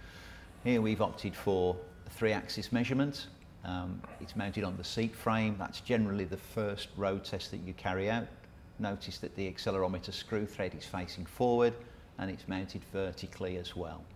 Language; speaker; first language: English; native; English